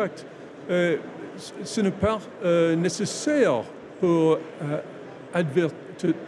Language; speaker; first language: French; non-native, learner; English